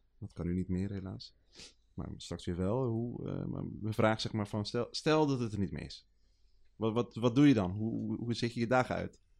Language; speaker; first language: Dutch; early bilingual, other home language; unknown